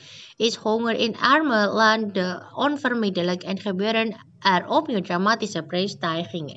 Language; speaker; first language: Dutch; non-native, fluent; Indonesian